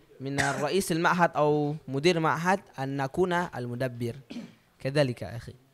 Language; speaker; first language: Arabic; non-native, learner; Indonesian